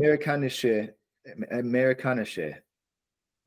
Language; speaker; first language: German; non-native, learner; English